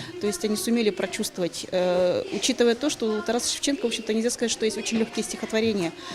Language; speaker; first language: Russian; native; Russian